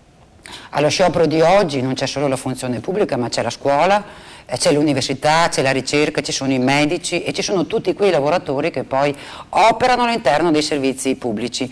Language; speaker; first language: Italian; native; Italian